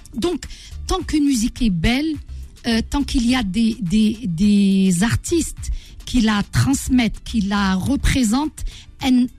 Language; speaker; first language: French; non-native, local second language; Arabic